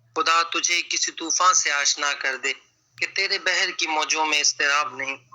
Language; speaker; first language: Urdu; native; Urdu